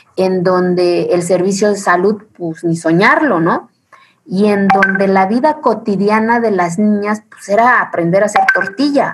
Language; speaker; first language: Spanish; early bilingual, other home language; Zapotec